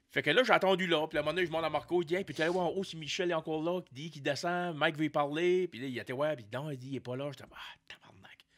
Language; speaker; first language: French; native; French